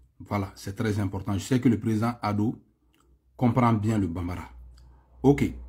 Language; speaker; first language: French; non-native, local second language; Bambara